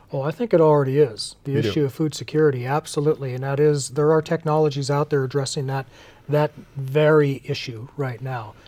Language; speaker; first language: English; native; English